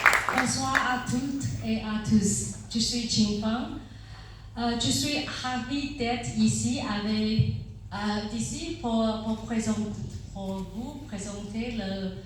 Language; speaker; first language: French; non-native, fluent; Chinese